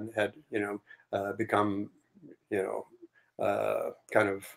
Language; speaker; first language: English; native; English